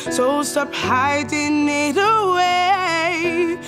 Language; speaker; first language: English; native; English